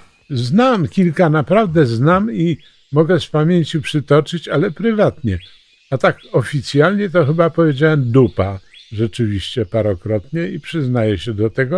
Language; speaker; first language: Polish; native; Polish